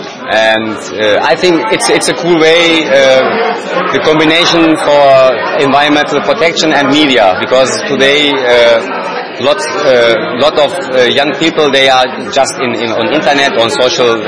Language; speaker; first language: English; non-native, learner; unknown